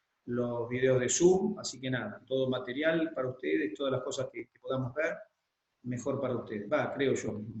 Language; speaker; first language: Spanish; native; Spanish